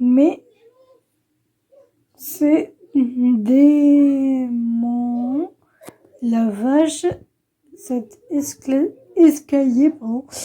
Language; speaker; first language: French; native; French